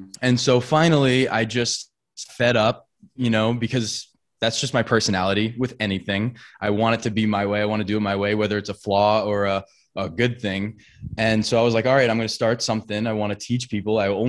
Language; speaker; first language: English; native; English